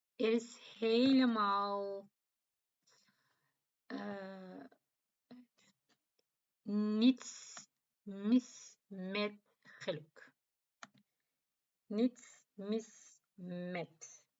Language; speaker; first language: Dutch; non-native, learner; Turkish